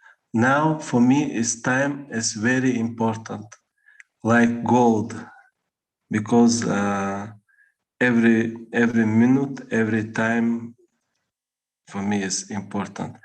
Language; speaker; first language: English; non-native, learner; Russian